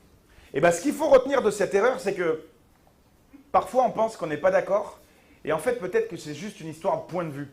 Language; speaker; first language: French; native; French